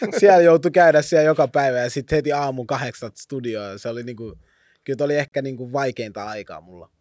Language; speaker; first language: Finnish; early bilingual, other home language; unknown